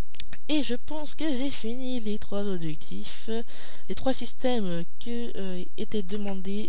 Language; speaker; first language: French; native; French